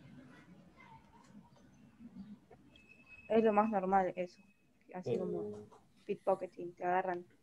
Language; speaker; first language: Spanish; native; Spanish